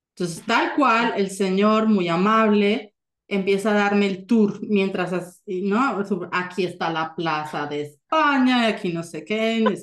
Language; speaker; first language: Spanish; native; Spanish